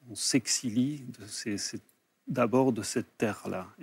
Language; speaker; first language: French; early bilingual, other home language; Spanish